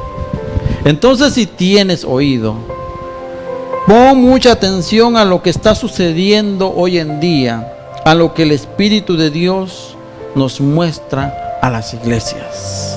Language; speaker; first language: Spanish; native; Spanish